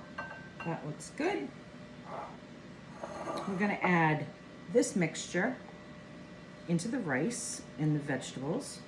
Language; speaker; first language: English; native; English